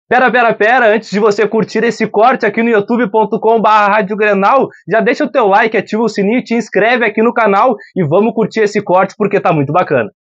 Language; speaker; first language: Portuguese; native; Portuguese